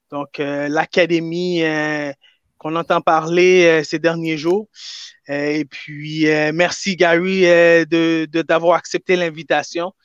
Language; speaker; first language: French; native; French